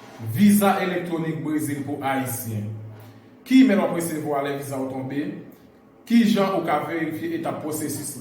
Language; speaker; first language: French; non-native, learner; Haitian Creole